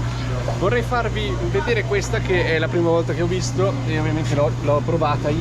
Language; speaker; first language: Italian; native; Italian